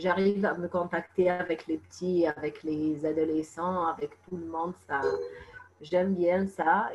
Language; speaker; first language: French; non-native, fluent; Arabic